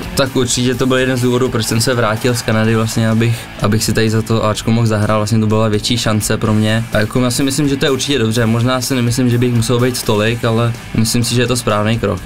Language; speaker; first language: Czech; native; Czech